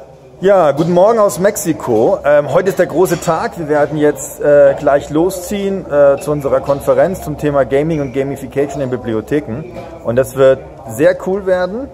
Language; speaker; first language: German; native; German